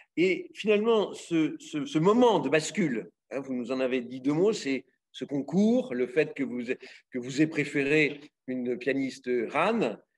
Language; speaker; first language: French; native; French